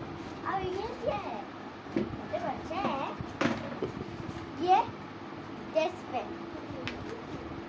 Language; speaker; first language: Hindi; non-native, local second language; Bangla